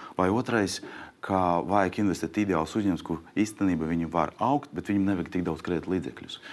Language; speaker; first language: Latvian; non-native, local second language; Russian